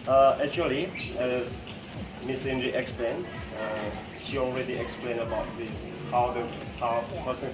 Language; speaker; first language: English; non-native, learner; Indonesian